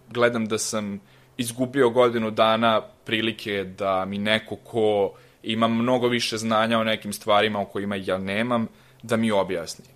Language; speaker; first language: Serbian; native; Serbian